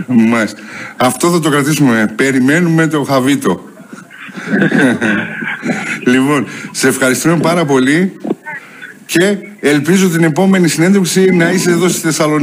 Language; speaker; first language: Greek; native; Greek